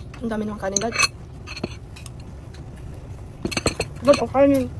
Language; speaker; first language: Filipino; native; Filipino